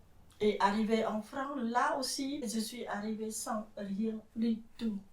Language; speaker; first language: French; non-native, fluent; Khmer